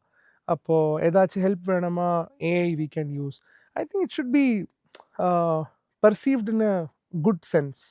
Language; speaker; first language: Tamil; non-native, learner; Malayalam